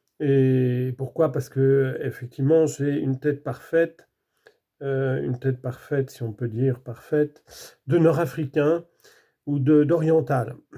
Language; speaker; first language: French; native; French